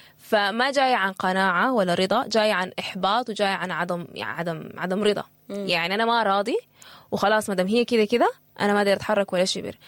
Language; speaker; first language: Arabic; native; Arabic